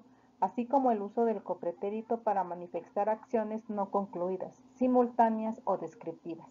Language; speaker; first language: Spanish; native; Spanish